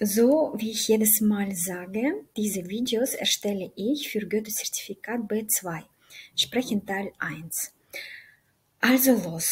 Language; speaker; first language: German; non-native, fluent; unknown